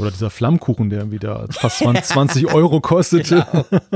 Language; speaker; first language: German; native; German